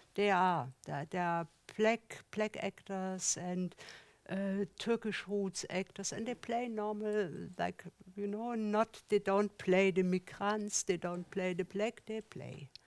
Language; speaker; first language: English; non-native, learner; German